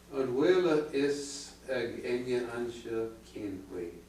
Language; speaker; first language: Irish; non-native, learner; English